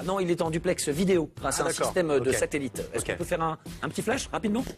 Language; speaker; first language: French; native; French